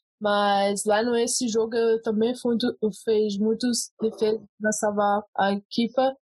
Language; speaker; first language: Portuguese; early bilingual, heritage; Portuguese